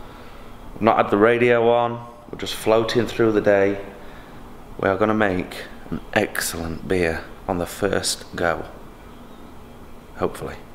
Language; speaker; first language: English; native; English